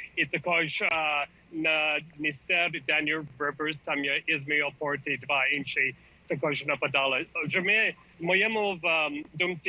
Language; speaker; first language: Ukrainian; early bilingual, heritage; English